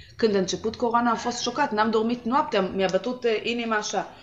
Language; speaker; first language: Romanian; non-native, learner; Hebrew